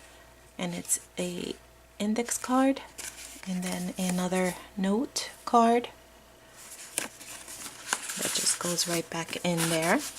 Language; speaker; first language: English; native; English